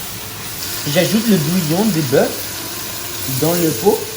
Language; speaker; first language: French; non-native, learner; English